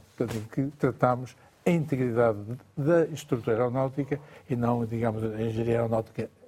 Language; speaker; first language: Portuguese; native; Portuguese